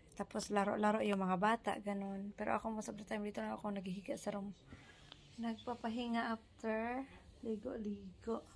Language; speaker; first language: Filipino; native; Filipino